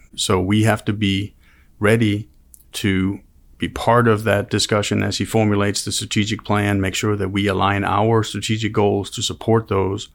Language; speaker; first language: English; non-native, fluent; Danish